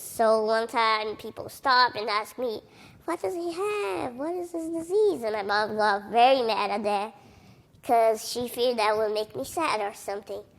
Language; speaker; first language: English; early bilingual, other home language; Portuguese